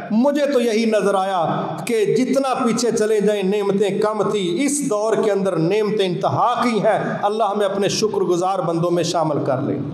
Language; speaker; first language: Urdu; non-native, local second language; Punjabi